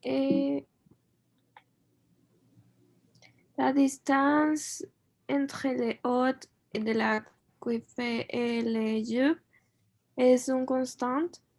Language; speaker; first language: French; non-native, learner; Spanish